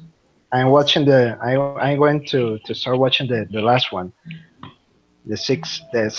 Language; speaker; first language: English; non-native, learner; Spanish